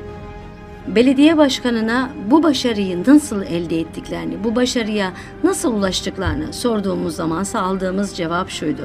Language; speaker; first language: Turkish; native; Turkish